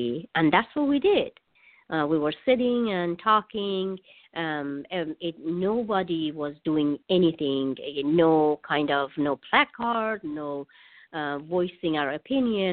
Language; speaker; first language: English; non-native, fluent; Persian